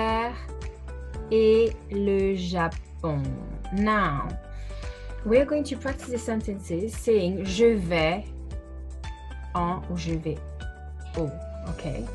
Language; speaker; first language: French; non-native, fluent; English